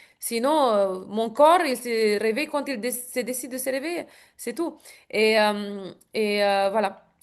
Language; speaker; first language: French; non-native, fluent; Romanian